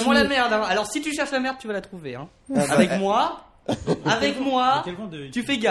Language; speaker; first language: French; native; French